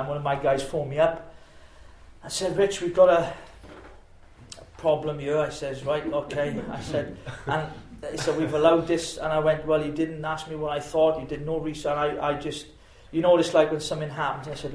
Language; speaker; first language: English; native; English